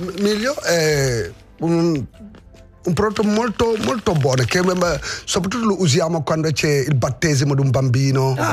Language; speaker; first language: Italian; non-native, fluent; Wolof